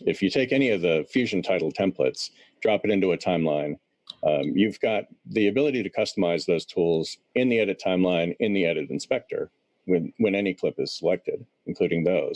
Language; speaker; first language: English; native; English